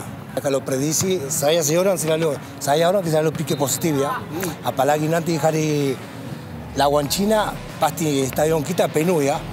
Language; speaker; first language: Indonesian; non-native, fluent; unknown